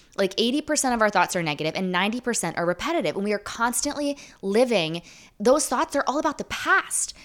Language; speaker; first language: English; native; English